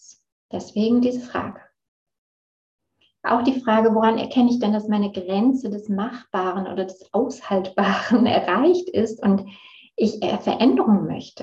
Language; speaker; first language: German; native; German